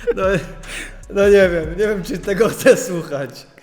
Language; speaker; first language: Polish; early bilingual, heritage; Polish